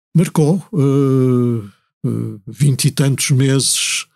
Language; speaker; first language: Portuguese; native; Portuguese